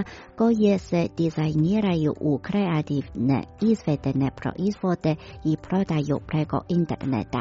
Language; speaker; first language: Croatian; non-native, fluent; Chinese